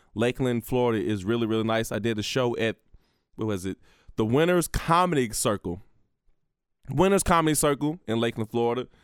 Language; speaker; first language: English; native; English